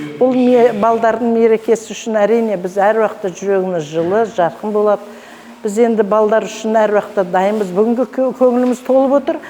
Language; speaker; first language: Kazakh; native; Kazakh